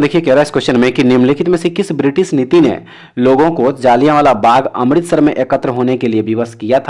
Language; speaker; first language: Hindi; native; Hindi